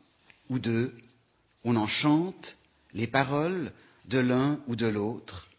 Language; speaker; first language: French; native; French